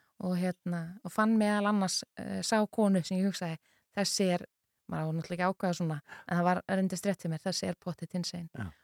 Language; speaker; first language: Icelandic; native; Icelandic